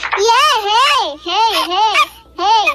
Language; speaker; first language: English; non-native, learner; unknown